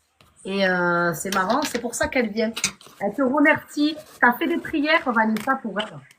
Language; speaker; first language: French; native; French